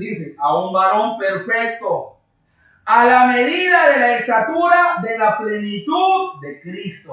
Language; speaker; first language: Spanish; native; Spanish